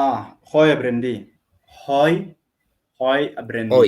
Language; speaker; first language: Spanish; non-native, learner; Arabic